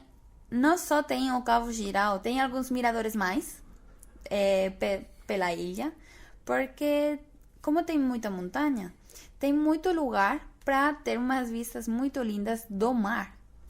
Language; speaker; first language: Portuguese; non-native, fluent; Spanish